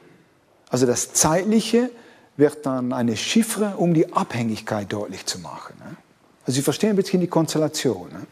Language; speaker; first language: German; non-native, fluent; Dutch